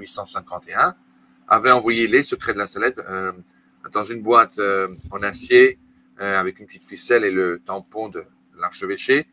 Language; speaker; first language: French; native; French